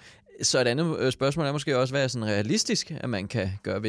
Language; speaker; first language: Danish; native; Danish